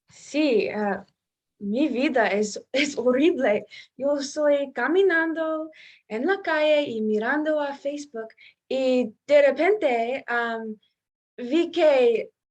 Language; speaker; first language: Spanish; non-native, learner; English